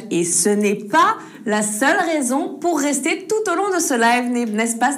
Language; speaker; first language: French; native; French